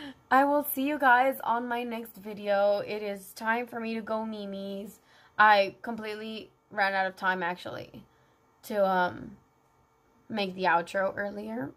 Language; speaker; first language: English; early bilingual, other home language; Spanish